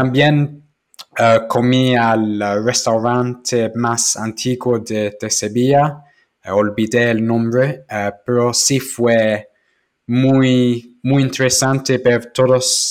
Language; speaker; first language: Spanish; non-native, fluent; English